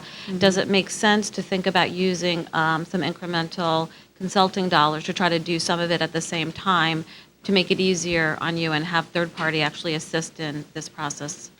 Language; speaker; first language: English; native; English